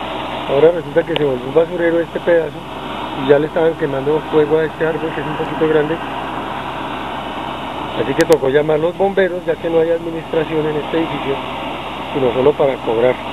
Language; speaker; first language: Spanish; native; Spanish